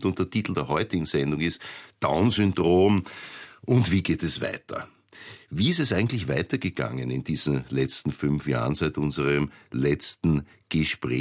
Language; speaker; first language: German; native; German